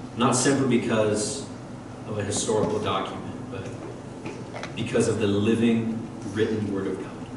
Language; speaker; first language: English; native; English